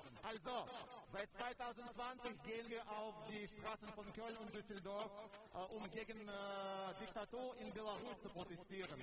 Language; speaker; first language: German; non-native, fluent; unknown